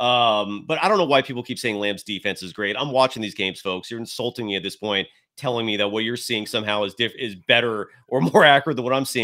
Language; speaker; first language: English; native; English